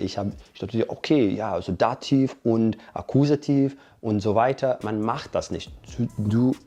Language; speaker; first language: German; non-native, fluent; English